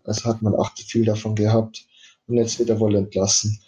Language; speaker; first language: German; native; German